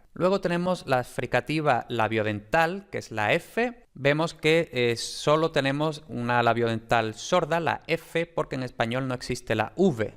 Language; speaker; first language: Spanish; native; Spanish